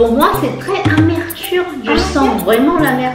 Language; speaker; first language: French; non-native, fluent; Chinese